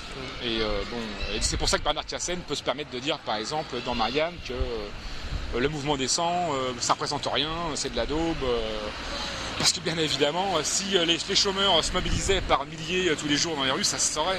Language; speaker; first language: French; native; French